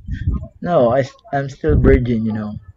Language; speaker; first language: English; non-native, learner; Filipino